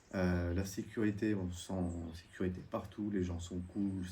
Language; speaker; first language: French; native; French